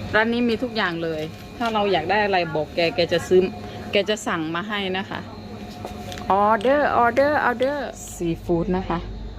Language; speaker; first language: Thai; native; Thai